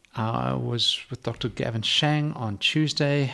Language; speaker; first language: English; native; English